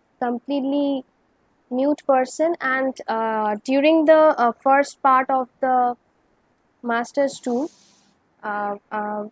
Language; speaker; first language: English; non-native, local second language; Bangla